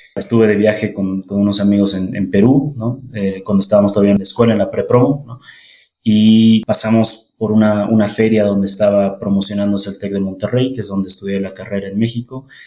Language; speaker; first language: Spanish; native; Spanish